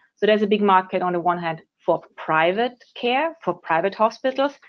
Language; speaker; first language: English; non-native, fluent; German